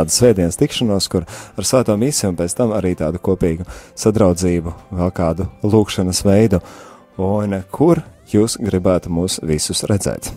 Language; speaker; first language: Latvian; native; Latvian